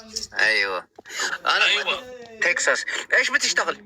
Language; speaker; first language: Arabic; non-native, fluent; Amharic